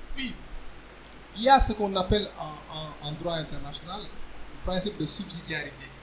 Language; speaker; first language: French; non-native, local second language; Wolof